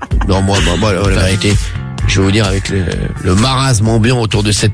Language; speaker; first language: French; native; French